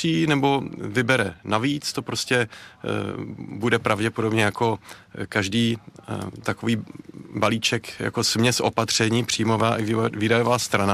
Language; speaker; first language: Czech; native; Czech